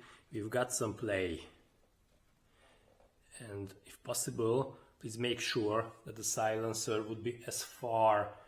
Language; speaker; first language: English; non-native, fluent; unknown